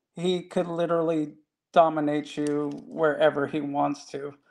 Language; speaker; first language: English; native; English